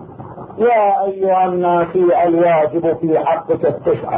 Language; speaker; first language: Arabic; native; Arabic